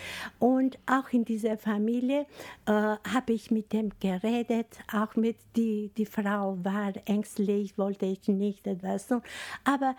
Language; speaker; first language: German; non-native, fluent; Albanian